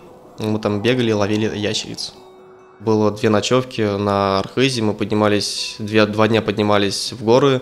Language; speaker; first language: Russian; native; Russian